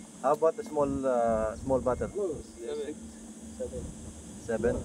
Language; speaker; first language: English; non-native, local second language; Filipino